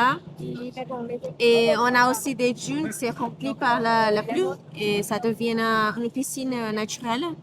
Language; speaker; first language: French; non-native, fluent; Portuguese